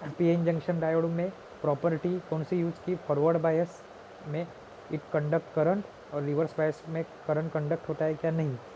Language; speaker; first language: Hindi; non-native, local second language; Marathi